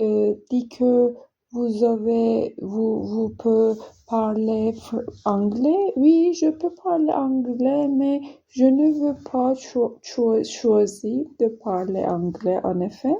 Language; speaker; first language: French; non-native, learner; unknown